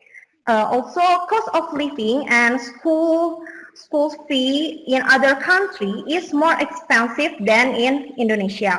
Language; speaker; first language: English; non-native, learner; Indonesian